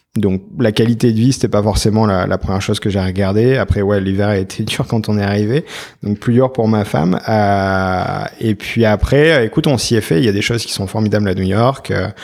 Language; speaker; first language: French; native; French